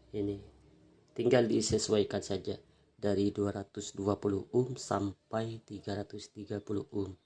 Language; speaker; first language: Indonesian; non-native, local second language; Madurese